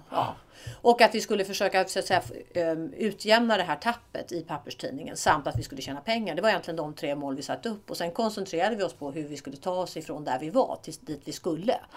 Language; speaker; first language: Swedish; native; Swedish